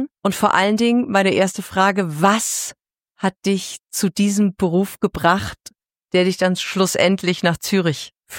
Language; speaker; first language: German; native; German